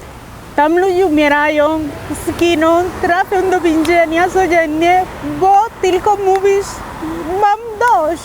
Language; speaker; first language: Polish; non-native, fluent; Spanish